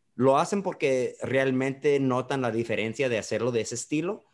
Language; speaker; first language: Spanish; early bilingual, heritage; Spanish